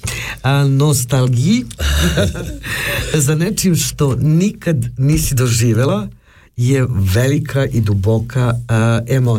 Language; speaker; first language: Serbian; native; Serbian